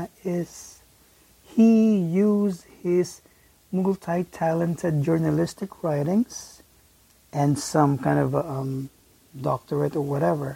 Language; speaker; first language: English; non-native, local second language; Filipino